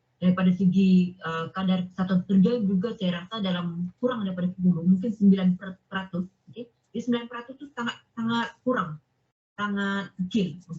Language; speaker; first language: Malay; native; Malay